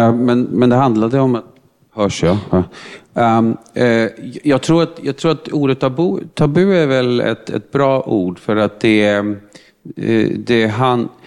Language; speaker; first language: Swedish; non-native, fluent; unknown